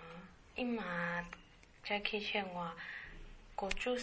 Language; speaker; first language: Japanese; non-native, learner; Chinese